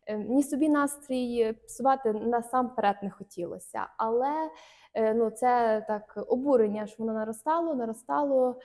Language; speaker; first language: Ukrainian; native; Ukrainian